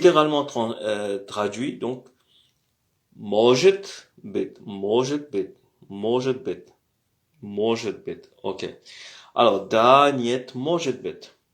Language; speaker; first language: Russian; non-native, fluent; French